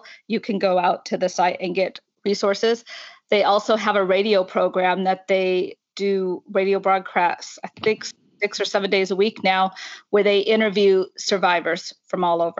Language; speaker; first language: English; native; English